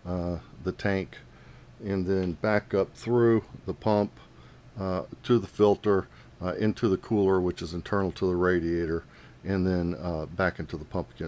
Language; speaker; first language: English; native; English